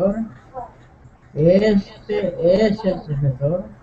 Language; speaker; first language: Spanish; non-native, local second language; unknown